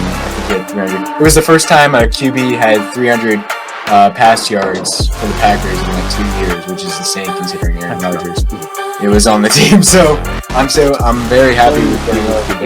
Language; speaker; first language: English; native; English